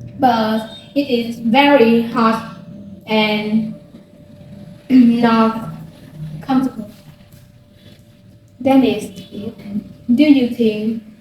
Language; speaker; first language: English; non-native, learner; Vietnamese